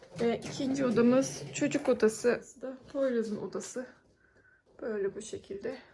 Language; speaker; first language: Turkish; early bilingual, other home language; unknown